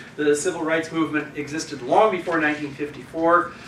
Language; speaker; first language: English; native; English